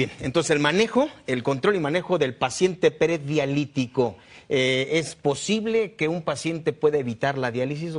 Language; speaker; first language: Spanish; native; Spanish